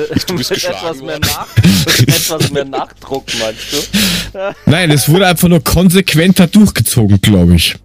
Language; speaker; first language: German; native; German